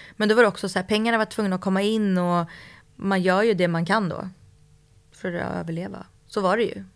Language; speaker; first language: Swedish; early bilingual, other home language; Russian